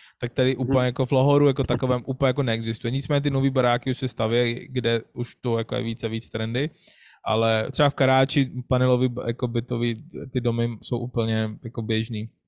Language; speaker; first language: Czech; non-native, fluent; Urdu